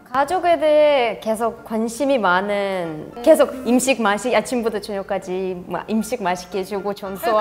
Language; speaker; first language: Korean; non-native, fluent; Russian